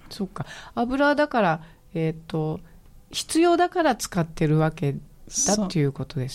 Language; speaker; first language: Japanese; native; Japanese